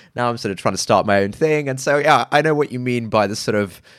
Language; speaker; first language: English; early bilingual, other home language; Urdu